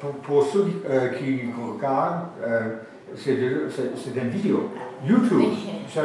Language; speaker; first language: French; non-native, fluent; English